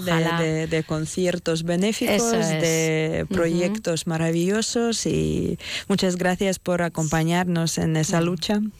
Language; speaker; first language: Spanish; non-native, fluent; Ukrainian